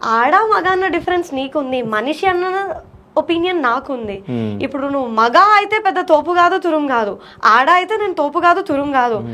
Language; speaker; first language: Telugu; non-native, local second language; Marathi